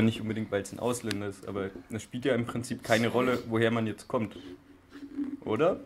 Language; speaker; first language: German; native; German